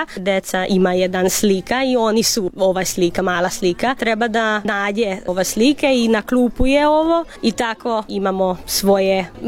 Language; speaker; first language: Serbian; non-native, local second language; Hungarian